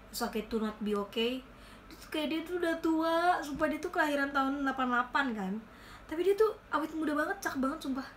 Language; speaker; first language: Indonesian; native; Indonesian